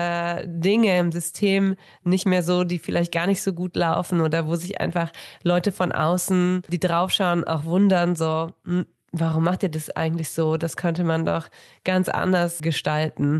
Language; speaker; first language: German; native; German